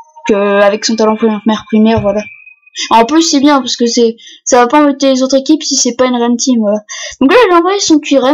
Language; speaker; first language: French; native; French